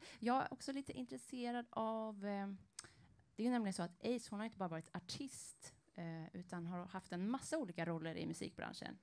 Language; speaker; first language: Swedish; native; Swedish